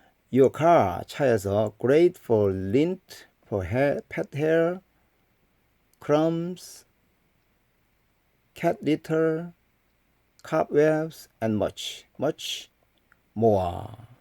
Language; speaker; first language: English; non-native, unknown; Korean